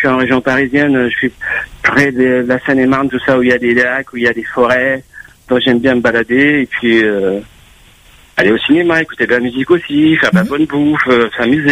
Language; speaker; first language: French; native; French